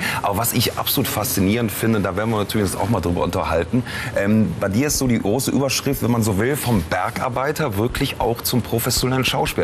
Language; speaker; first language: German; native; German